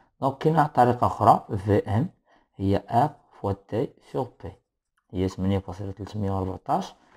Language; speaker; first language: French; non-native, local second language; Arabic